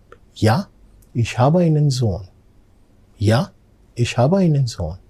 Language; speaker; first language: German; non-native, fluent; Telugu